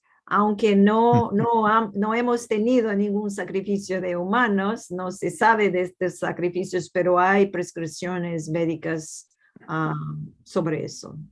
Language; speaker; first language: Spanish; non-native, fluent; Portuguese